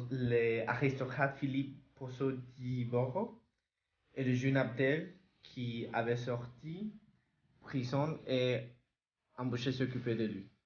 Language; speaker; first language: French; non-native, learner; Spanish